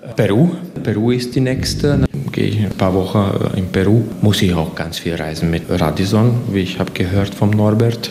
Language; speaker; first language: German; non-native, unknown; Hungarian